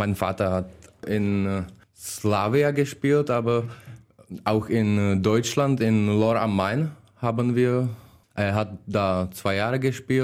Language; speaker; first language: German; non-native, learner; Czech